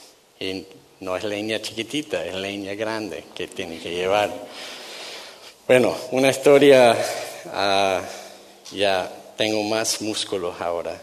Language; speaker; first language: Spanish; non-native, fluent; English